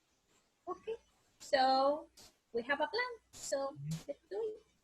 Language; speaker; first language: English; non-native, learner; Spanish